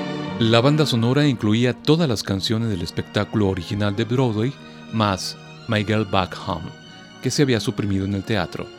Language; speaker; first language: Spanish; native; Spanish